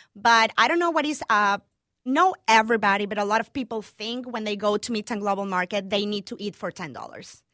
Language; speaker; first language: English; non-native, fluent; Spanish